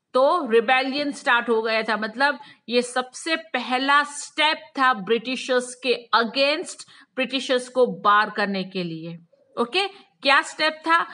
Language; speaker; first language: Hindi; non-native, local second language; Gujarati